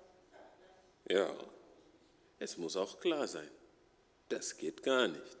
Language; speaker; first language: German; non-native, fluent; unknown